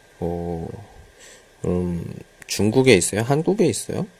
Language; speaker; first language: Korean; native; Korean